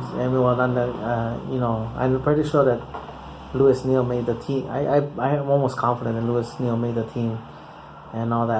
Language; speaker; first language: English; native; English